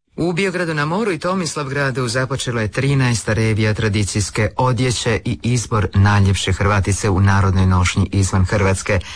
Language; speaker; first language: Croatian; native; Croatian